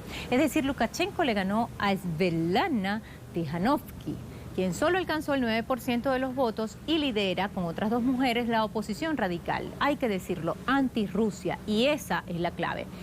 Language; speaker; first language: Spanish; native; Spanish